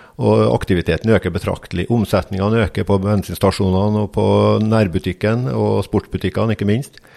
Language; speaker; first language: Norwegian; native; Norwegian